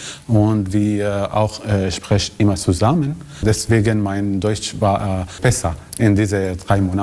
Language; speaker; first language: German; non-native, learner; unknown